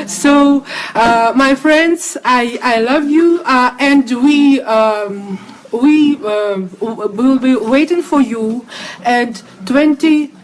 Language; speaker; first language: English; non-native, learner; Russian